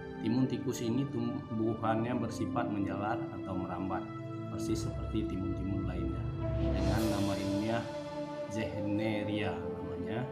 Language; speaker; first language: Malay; non-native, local second language; Achinese